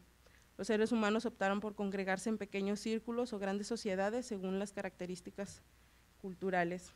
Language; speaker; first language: Spanish; native; Spanish